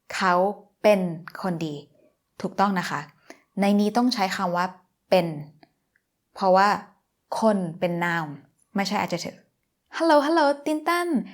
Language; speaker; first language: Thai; native; Thai